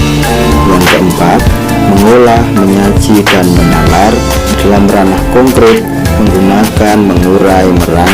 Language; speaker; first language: Indonesian; native; Indonesian